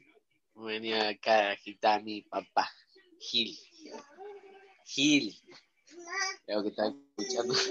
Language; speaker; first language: Spanish; native; Spanish